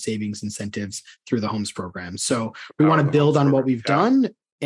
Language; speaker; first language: English; native; English